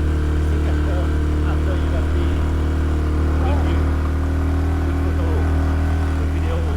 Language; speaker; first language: English; non-native, learner; French